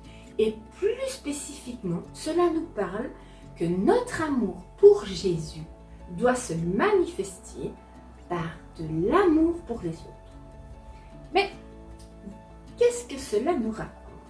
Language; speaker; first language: French; native; French